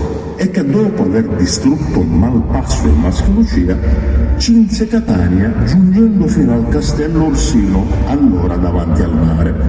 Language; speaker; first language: Italian; native; Italian